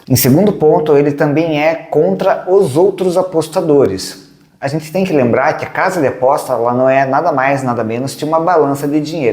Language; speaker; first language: Portuguese; native; Portuguese